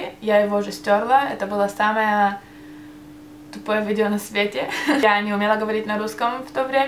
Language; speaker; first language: Russian; early bilingual, heritage; Russian